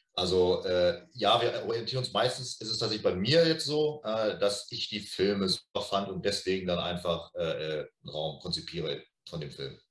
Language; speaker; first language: German; native; German